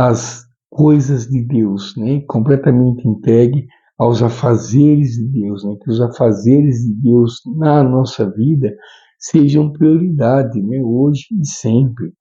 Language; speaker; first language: Portuguese; native; Portuguese